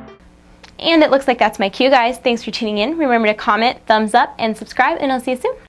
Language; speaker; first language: English; native; English